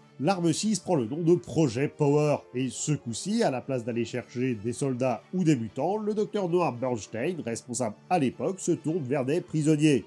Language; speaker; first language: French; native; French